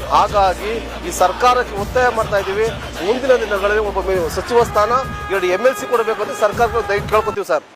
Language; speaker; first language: Kannada; non-native, local second language; Lambadi